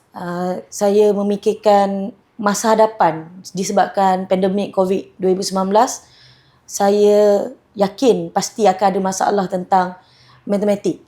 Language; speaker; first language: Malay; native; Malay